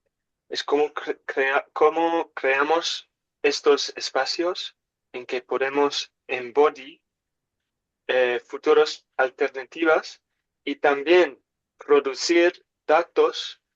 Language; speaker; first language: Spanish; non-native, learner; English